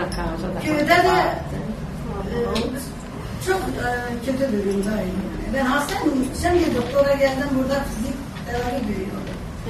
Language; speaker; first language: Turkish; non-native, local second language; Kurdish